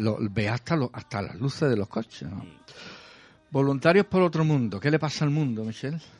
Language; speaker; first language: Spanish; native; Spanish